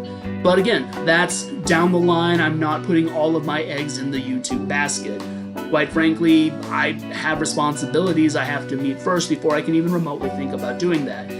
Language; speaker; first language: English; native; English